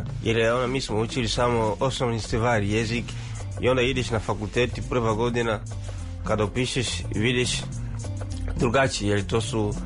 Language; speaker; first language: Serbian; non-native, learner; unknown